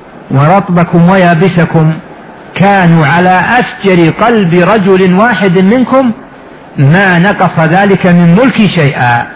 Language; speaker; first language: Arabic; native; Arabic